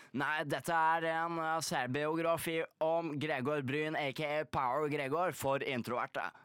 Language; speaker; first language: Norwegian; early bilingual, other home language; Polish